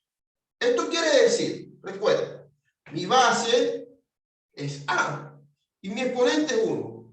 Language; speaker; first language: Spanish; native; Spanish